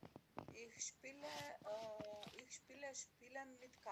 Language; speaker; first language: German; non-native, learner; Macedonian